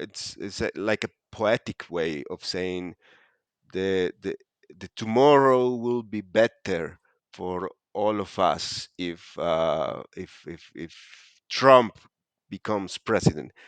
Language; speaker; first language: English; non-native, fluent; Spanish